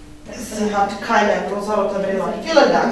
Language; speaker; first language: German; non-native, fluent; Czech